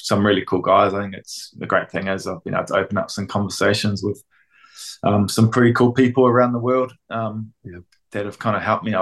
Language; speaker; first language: English; native; English